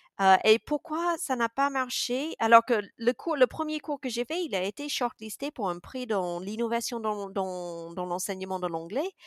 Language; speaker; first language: French; non-native, fluent; English